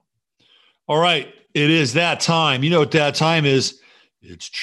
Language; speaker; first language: English; native; English